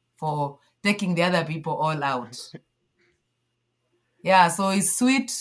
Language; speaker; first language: English; non-native, local second language; Luo (Kenya and Tanzania)